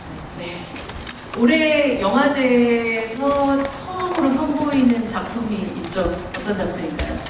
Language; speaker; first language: Korean; native; Korean